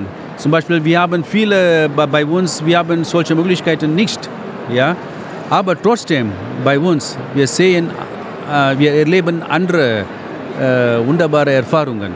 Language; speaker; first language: German; non-native, fluent; Tamil